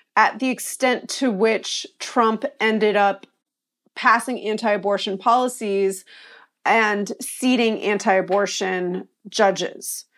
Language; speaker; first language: English; native; English